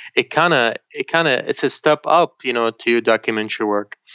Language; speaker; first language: English; non-native, fluent; Arabic